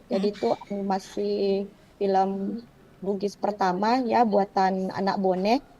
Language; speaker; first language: Indonesian; non-native, local second language; Buginese